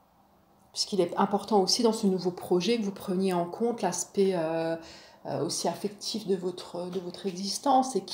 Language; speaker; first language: French; native; French